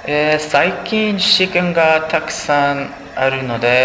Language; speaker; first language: Japanese; non-native, learner; English